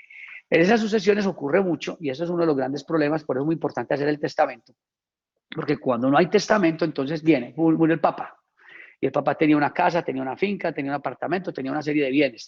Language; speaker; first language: Spanish; native; Spanish